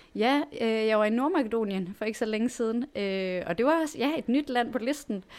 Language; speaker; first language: Danish; native; Danish